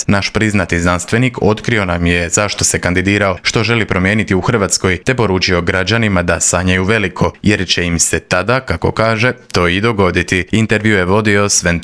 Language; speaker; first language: Croatian; native; Croatian